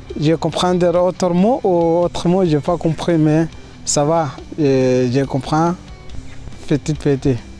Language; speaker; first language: French; non-native, learner; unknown